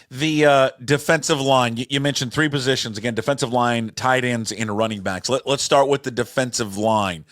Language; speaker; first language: English; native; English